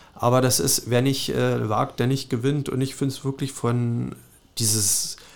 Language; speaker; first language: German; native; German